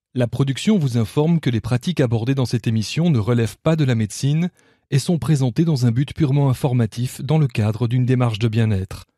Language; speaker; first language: French; native; French